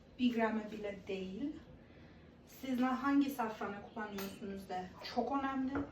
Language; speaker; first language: Turkish; non-native, learner; Persian